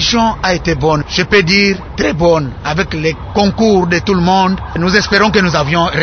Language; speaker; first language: French; non-native, local second language; Luba-Lulua